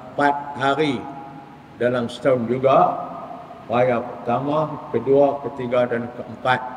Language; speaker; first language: Malay; native; Malay